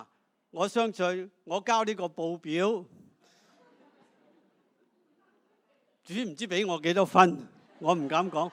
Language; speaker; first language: Cantonese; native; Cantonese